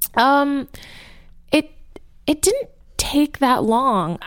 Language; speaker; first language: English; native; English